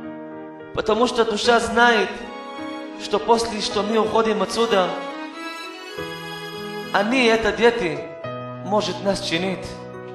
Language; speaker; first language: Russian; non-native, learner; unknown